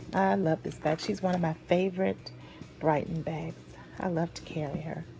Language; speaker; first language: English; native; English